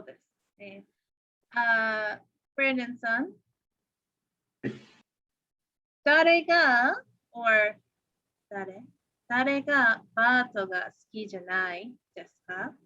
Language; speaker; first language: Japanese; non-native, fluent; English